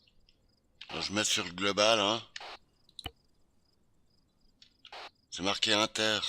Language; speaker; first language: French; native; French